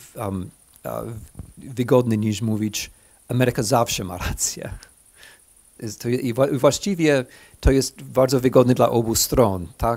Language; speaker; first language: Polish; non-native, fluent; English